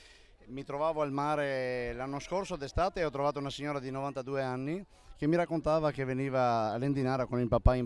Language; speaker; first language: Italian; native; Italian